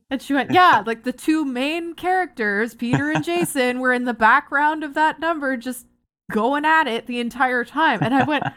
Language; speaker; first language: English; native; English